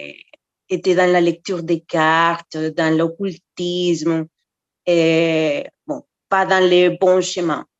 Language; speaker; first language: French; non-native, fluent; Spanish